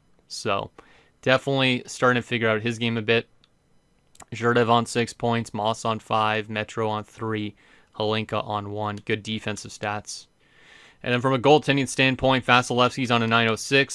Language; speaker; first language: English; native; English